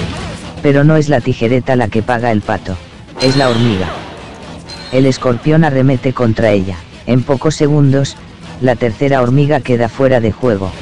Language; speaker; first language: Spanish; native; Spanish